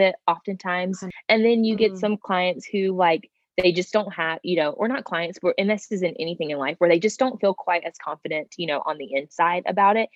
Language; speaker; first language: English; native; English